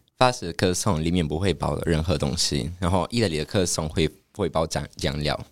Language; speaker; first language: Chinese; non-native, fluent; Italian